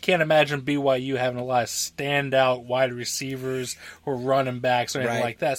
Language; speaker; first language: English; native; English